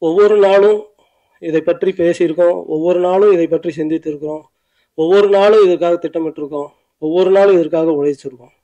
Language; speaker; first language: Tamil; native; Tamil